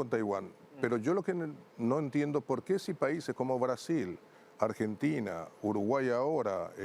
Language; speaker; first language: Spanish; native; Spanish